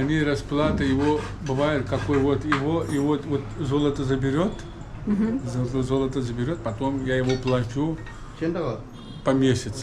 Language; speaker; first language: Russian; non-native, learner; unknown